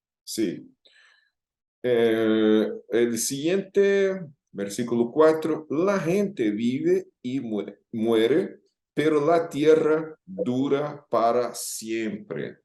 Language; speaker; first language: Spanish; non-native, fluent; Portuguese